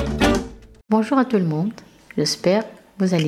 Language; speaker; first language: French; non-native, learner; Arabic